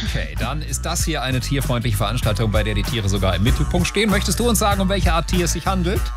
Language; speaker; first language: German; native; German